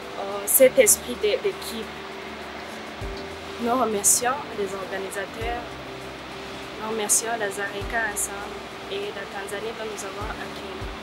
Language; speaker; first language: French; non-native, local second language; Rundi